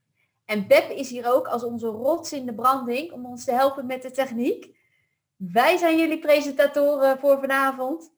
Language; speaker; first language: Dutch; native; Dutch